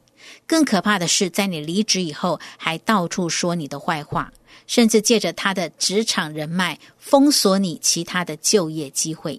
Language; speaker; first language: Chinese; native; Chinese